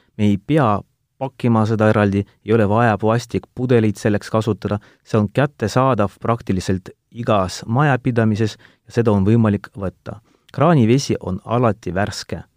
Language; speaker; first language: Estonian; non-native, local second language; Russian